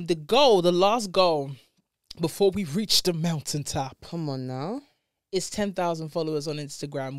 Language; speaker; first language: English; native; English